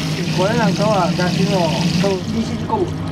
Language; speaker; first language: Japanese; native; Japanese